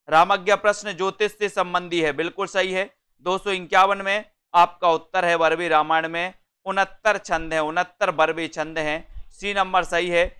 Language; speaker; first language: Hindi; native; Hindi